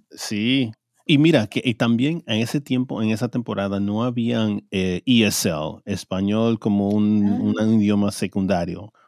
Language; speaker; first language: Spanish; early bilingual, heritage; Spanish